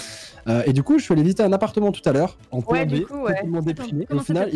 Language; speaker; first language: French; native; French